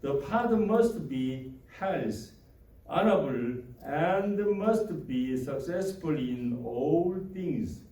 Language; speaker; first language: English; non-native, learner; Korean